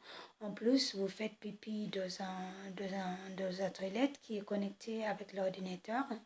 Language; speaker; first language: French; non-native, fluent; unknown